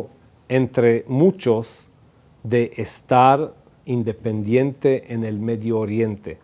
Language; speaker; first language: Spanish; non-native, fluent; Hebrew